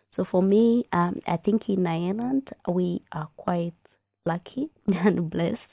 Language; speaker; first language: English; non-native, local second language; Kinyarwanda